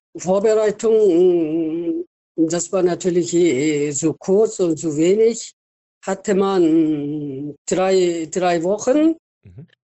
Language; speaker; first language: German; non-native, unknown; Korean